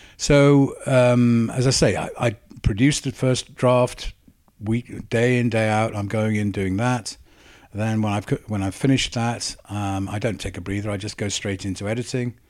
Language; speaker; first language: English; native; English